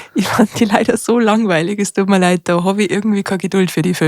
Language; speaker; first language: German; native; German